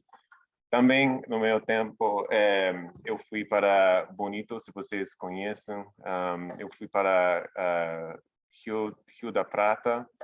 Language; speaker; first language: Portuguese; non-native, fluent; English